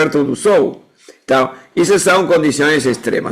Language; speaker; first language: Portuguese; non-native, fluent; Spanish